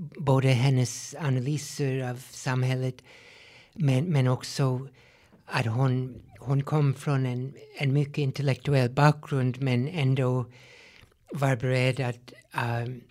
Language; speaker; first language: Swedish; non-native, fluent; English